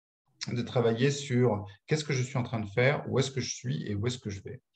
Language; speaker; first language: French; native; French